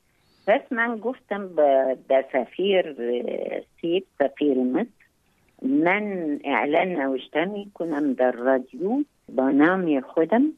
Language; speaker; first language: Persian; non-native, fluent; Arabic